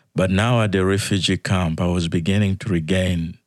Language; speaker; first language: English; non-native, fluent; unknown